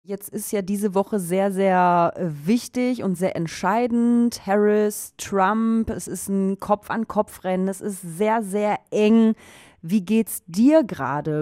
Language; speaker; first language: German; native; German